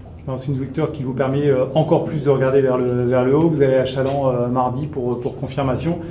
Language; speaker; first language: French; native; French